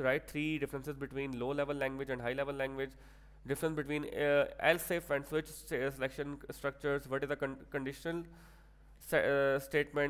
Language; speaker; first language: English; non-native, local second language; Urdu